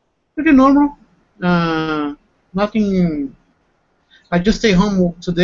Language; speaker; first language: English; non-native, fluent; Portuguese